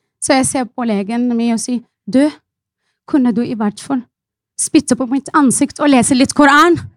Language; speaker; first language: Norwegian; non-native, fluent; Arabic